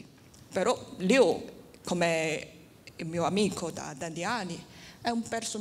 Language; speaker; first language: Italian; non-native, learner; Chinese